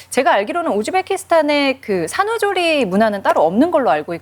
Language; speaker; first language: Korean; native; Korean